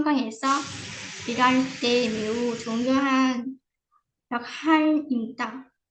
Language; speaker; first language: Korean; non-native, fluent; Vietnamese